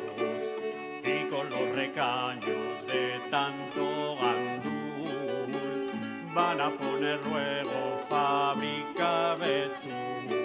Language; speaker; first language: Spanish; native; Spanish